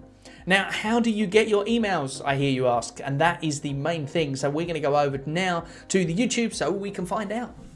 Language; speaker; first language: English; native; English